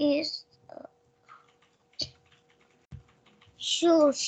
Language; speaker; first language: English; non-native, learner; Vietnamese